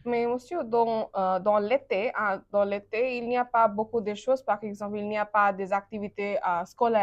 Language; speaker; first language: French; non-native, learner; Bangla